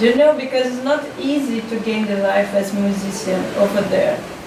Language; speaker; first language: English; non-native, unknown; Portuguese